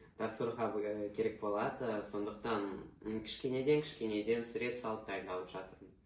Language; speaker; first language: Kazakh; non-native, local second language; Russian